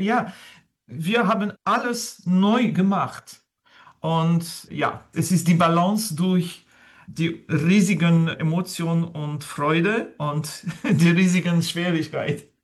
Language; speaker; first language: German; non-native, fluent; French